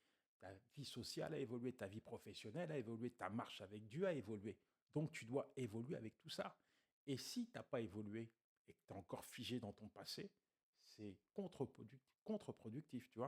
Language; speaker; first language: French; native; French